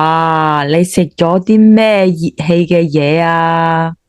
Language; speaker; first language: Cantonese; native; Cantonese